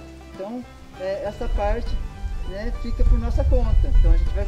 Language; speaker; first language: Portuguese; native; Portuguese